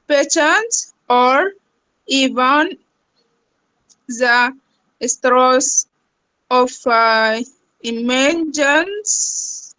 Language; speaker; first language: English; non-native, learner; Arabic